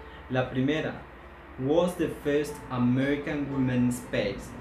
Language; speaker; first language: English; non-native, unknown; Spanish